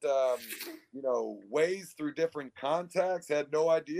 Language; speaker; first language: English; native; English